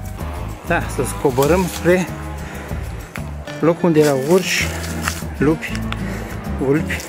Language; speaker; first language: Romanian; native; Romanian